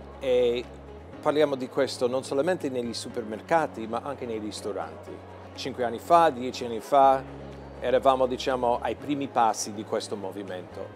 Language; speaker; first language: Italian; non-native, fluent; English